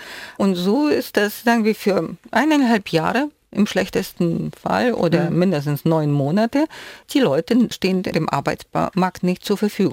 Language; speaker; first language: German; non-native, fluent; Ukrainian